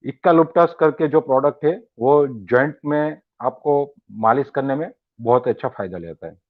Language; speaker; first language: Hindi; non-native, local second language; Gujarati